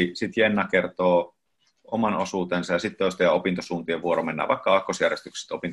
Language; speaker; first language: Finnish; native; Finnish